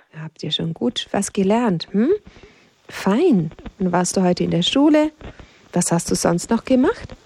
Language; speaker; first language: German; native; German